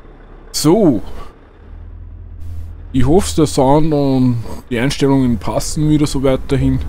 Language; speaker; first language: German; native; German